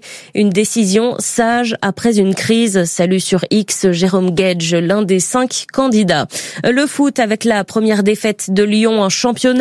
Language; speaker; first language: French; native; French